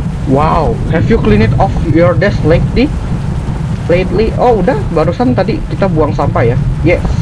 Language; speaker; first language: English; non-native, learner; Indonesian